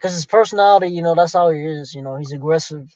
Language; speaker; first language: English; native; English